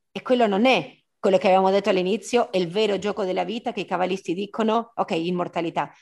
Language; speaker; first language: Italian; non-native, fluent; Spanish